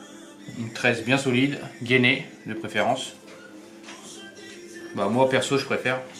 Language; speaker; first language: French; native; French